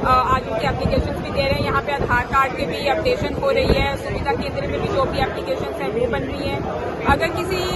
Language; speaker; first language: Hindi; non-native, local second language; Punjabi